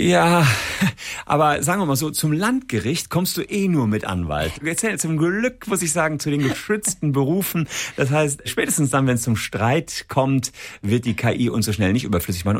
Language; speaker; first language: German; native; German